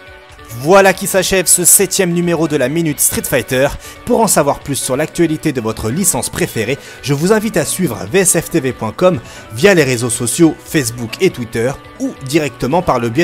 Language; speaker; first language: French; native; French